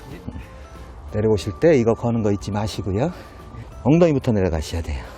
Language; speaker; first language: Korean; native; Korean